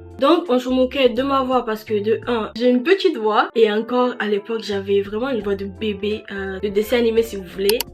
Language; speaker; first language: French; early bilingual, other home language; Ewe